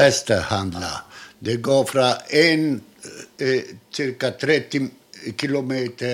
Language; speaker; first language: Swedish; non-native, learner; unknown